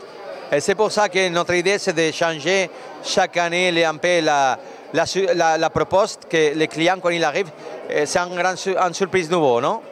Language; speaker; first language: French; non-native, learner; Spanish